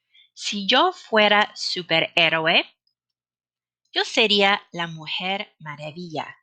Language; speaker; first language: Spanish; non-native, fluent; English